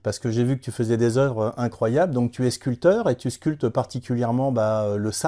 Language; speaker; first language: French; native; French